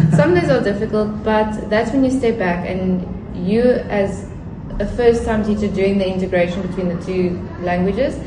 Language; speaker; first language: English; non-native, local second language; Afrikaans